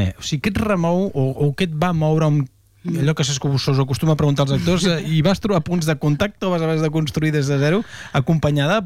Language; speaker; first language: Catalan; native; Catalan